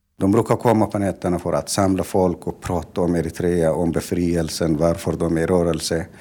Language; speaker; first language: Swedish; non-native, fluent; Tigrinya